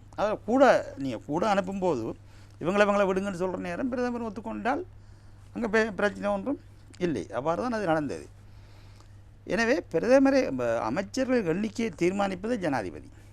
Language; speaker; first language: Tamil; native; Tamil